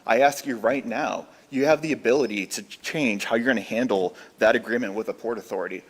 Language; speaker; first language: English; native; English